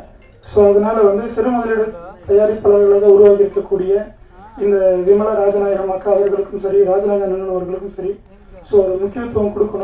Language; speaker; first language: Tamil; native; Tamil